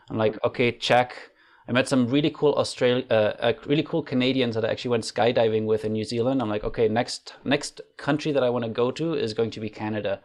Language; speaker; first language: English; non-native, fluent; German